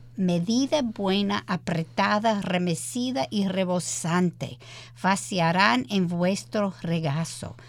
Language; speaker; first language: Spanish; early bilingual, heritage; English